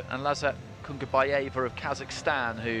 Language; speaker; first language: English; native; English